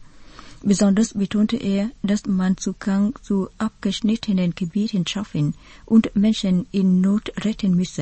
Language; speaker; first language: German; non-native, fluent; Vietnamese